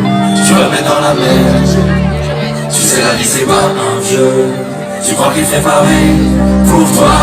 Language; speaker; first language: French; native; French